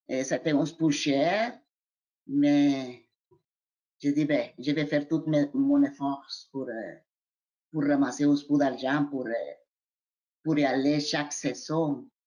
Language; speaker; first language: French; non-native, fluent; Spanish